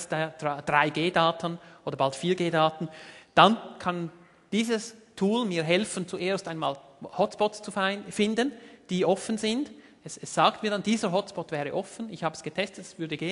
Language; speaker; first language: German; native; German